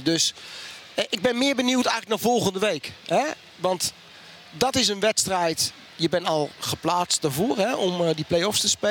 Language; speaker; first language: Dutch; native; Dutch